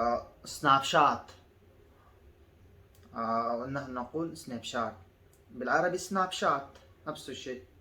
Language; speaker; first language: Arabic; non-native, fluent; Pashto